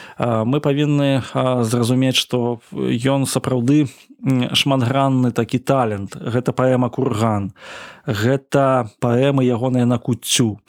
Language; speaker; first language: Belarusian; non-native, local second language; Russian